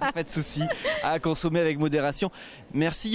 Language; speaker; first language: French; native; French